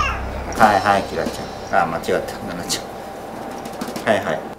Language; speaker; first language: Japanese; native; Japanese